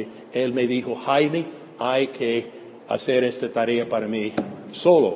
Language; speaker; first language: Spanish; non-native, fluent; English